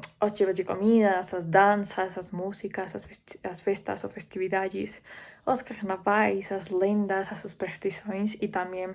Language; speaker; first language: Portuguese; non-native, fluent; Spanish